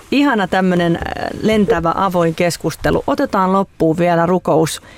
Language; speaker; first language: Finnish; native; Finnish